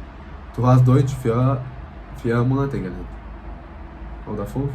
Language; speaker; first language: German; non-native, fluent; Bulgarian